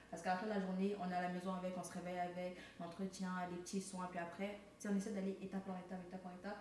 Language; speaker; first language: French; early bilingual, other home language; Lingala